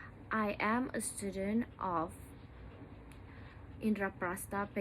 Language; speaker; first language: English; non-native, learner; Indonesian